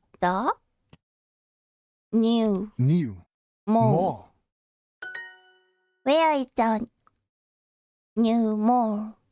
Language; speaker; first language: English; non-native, learner; Japanese